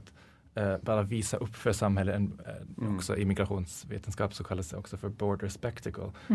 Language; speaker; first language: Swedish; non-native, fluent; German